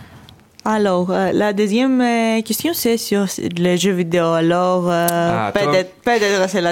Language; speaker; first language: French; non-native, learner; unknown